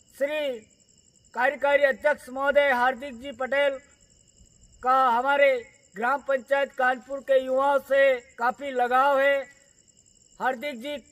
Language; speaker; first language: Hindi; native; Hindi